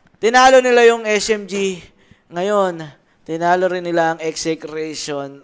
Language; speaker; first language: Filipino; native; Filipino